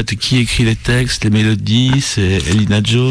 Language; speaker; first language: French; native; French